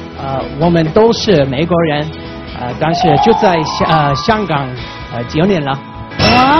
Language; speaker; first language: Chinese; non-native, fluent; English